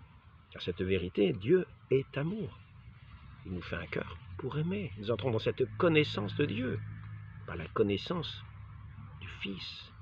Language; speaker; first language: French; native; French